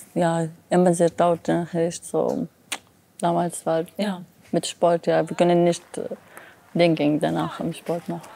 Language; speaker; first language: German; non-native, learner; Arabic